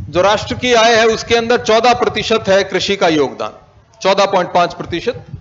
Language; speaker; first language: Hindi; native; Hindi